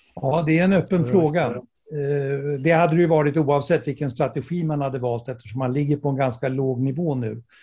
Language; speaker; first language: Swedish; native; Swedish